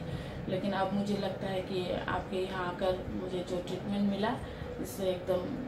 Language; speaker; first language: Hindi; non-native, local second language; Assamese